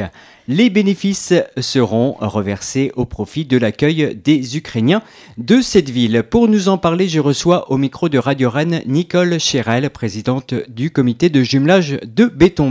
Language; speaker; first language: French; native; French